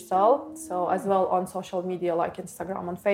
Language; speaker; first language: English; non-native, learner; Lithuanian